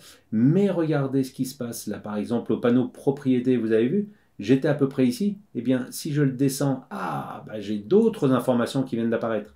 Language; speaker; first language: French; native; French